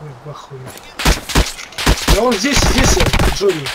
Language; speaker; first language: Russian; native; Russian